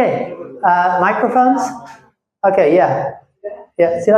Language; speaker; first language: Indonesian; non-native, fluent; English